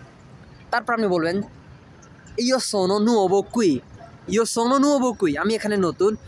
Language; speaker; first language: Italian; non-native, learner; Bangla